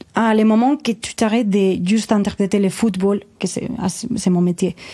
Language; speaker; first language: French; non-native, fluent; Spanish